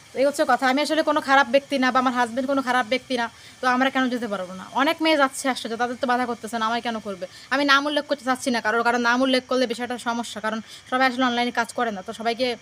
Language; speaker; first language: Bangla; native; Bangla